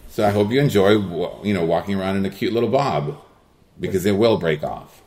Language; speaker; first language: English; early bilingual, other home language; Spanish